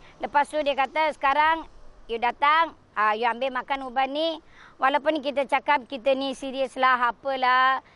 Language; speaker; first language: Malay; non-native, local second language; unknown